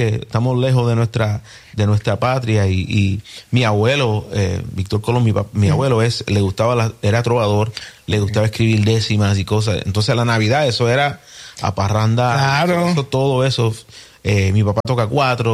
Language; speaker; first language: Spanish; early bilingual, heritage; Spanish